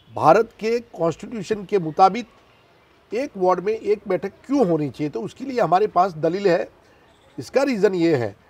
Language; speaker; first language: Hindi; non-native, local second language; Gujarati